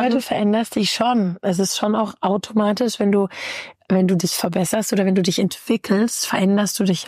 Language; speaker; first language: German; native; German